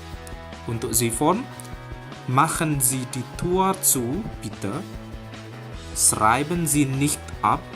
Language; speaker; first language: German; non-native, fluent; Indonesian